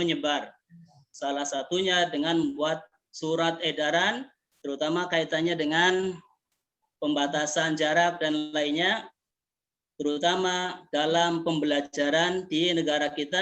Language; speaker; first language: Indonesian; native; Indonesian